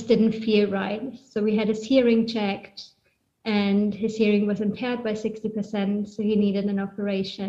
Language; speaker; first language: English; non-native, fluent; German